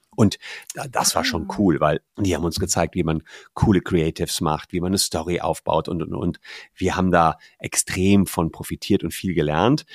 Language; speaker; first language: German; native; German